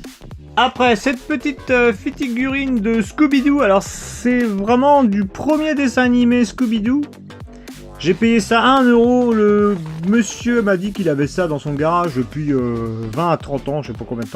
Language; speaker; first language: French; native; French